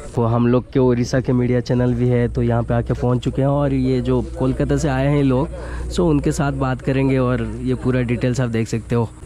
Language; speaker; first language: Hindi; non-native, local second language; Odia